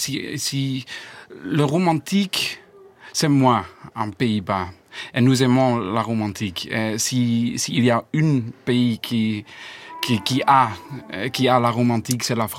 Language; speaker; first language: French; non-native, learner; Dutch